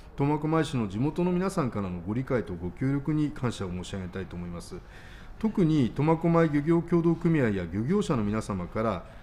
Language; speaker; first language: Japanese; native; Japanese